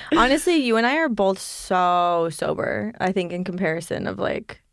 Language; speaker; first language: English; native; English